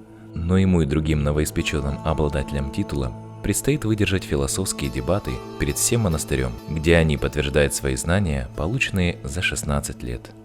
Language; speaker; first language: Russian; native; Russian